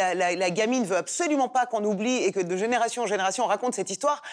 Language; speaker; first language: French; non-native, fluent; Persian